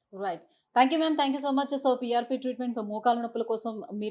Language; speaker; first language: Telugu; native; Telugu